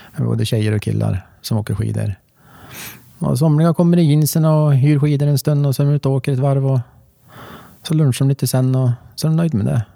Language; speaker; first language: Swedish; native; Swedish